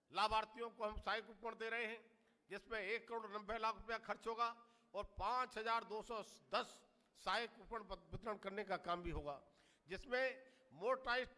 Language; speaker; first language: Hindi; native; Hindi